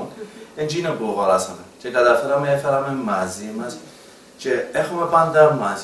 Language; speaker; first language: Greek; non-native, learner; Persian